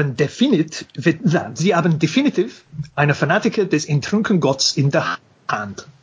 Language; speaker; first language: German; non-native, learner; English